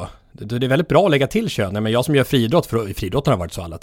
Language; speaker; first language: Swedish; native; Swedish